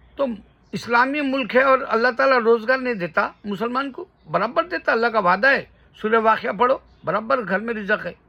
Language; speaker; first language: Urdu; native; Urdu